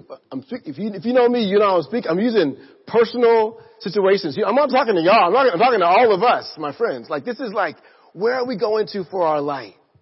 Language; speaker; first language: English; native; English